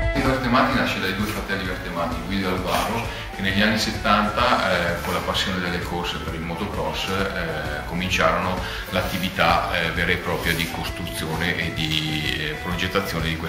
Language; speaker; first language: Italian; native; Italian